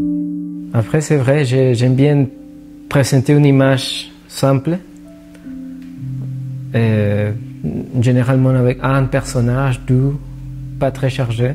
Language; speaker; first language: French; non-native, fluent; Spanish